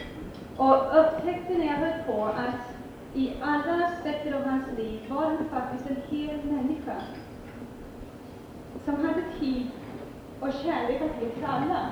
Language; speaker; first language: Swedish; early bilingual, heritage; Swedish